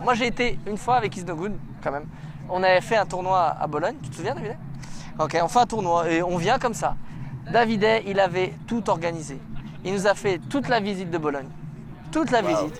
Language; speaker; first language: French; native; French